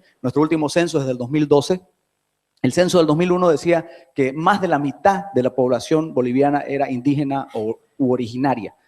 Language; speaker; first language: Spanish; native; Spanish